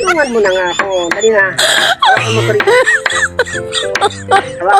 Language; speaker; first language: Filipino; non-native, local second language; Waray